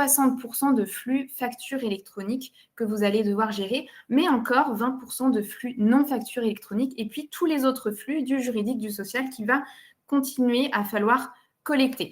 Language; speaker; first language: French; native; French